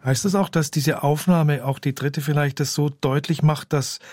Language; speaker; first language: German; native; German